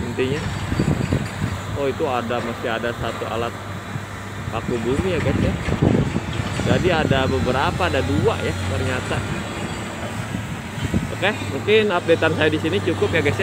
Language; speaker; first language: Indonesian; native; Indonesian